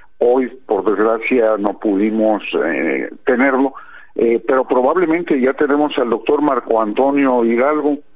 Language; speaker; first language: Spanish; native; Spanish